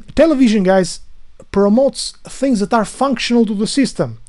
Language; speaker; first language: English; non-native, learner; Albanian